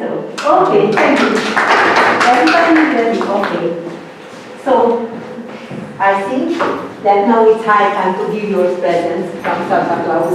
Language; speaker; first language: English; non-native, fluent; Hungarian